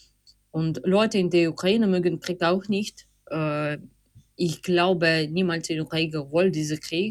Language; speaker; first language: German; non-native, fluent; Ukrainian